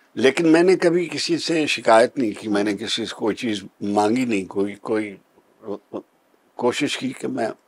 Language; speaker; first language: Urdu; native; Urdu